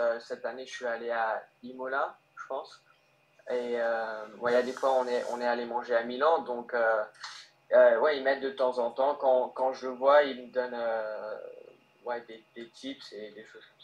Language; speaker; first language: French; early bilingual, heritage; French